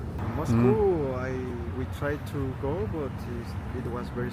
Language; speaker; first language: English; non-native, learner; Spanish